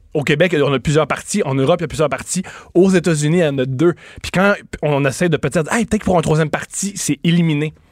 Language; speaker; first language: French; native; French